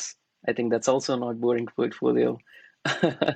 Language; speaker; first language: English; non-native, local second language; Hindi